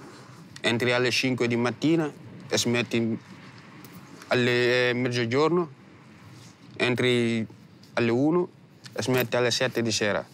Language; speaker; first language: Italian; non-native, learner; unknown